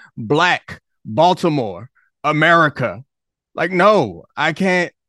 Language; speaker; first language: English; native; English